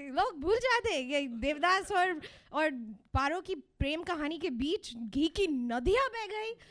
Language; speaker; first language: Hindi; early bilingual, heritage; Hindi